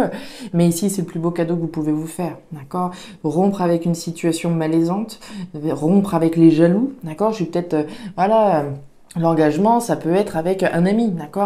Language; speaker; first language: French; native; French